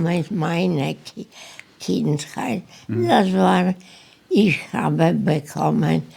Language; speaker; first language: German; non-native, learner; Polish